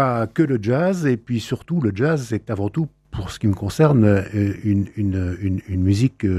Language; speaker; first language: French; native; French